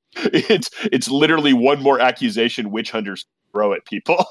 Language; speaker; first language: English; native; English